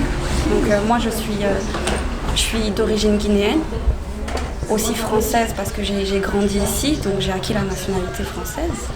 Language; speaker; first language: French; early bilingual, other home language; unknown